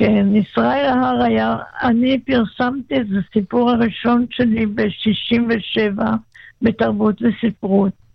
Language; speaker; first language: Hebrew; non-native, local second language; German